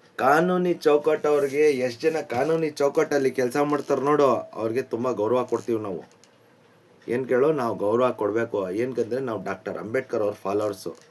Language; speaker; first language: Kannada; non-native, local second language; Urdu